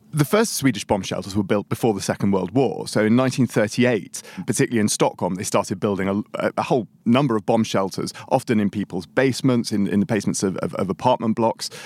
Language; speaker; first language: English; native; English